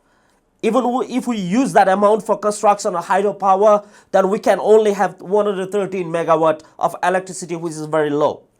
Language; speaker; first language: English; non-native, fluent; Nepali